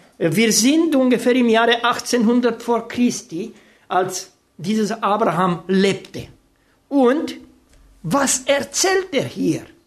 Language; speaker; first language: German; non-native, fluent; Romanian